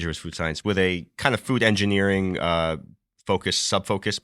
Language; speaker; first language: English; native; English